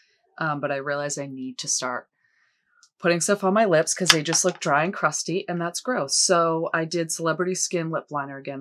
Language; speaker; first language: English; native; English